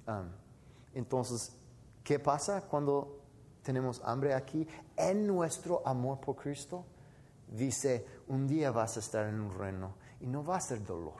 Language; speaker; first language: Spanish; non-native, fluent; English